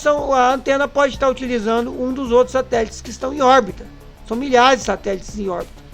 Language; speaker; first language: Portuguese; native; Portuguese